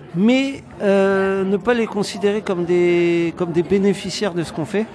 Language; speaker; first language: French; native; French